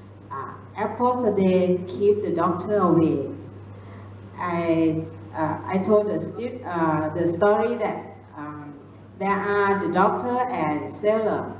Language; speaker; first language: English; non-native, learner; Thai